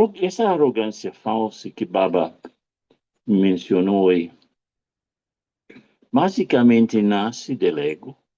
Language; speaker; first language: Spanish; non-native, fluent; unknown